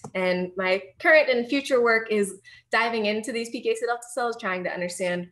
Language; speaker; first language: English; native; English